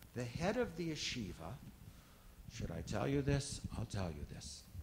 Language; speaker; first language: English; native; English